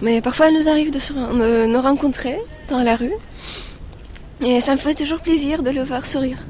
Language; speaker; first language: French; non-native, fluent; Russian